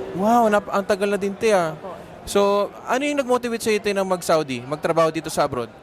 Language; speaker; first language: Filipino; native; Filipino